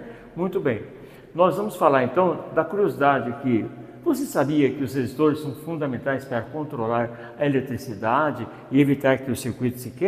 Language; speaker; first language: Portuguese; native; Portuguese